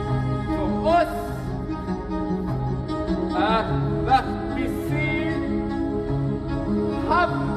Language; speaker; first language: Norwegian; non-native, fluent; Persian